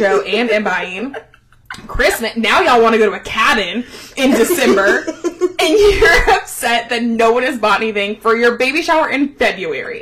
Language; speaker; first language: English; native; English